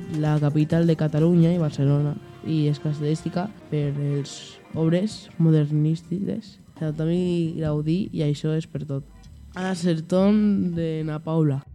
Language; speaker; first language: Catalan; non-native, local second language; Spanish